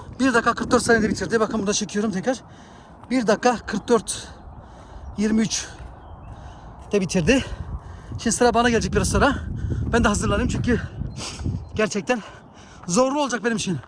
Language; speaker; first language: Turkish; early bilingual, heritage; Turkish